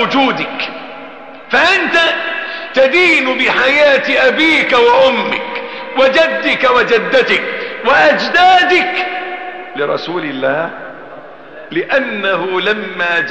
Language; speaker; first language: Arabic; native; Arabic